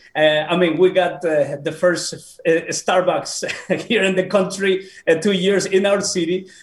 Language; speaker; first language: English; non-native, fluent; Spanish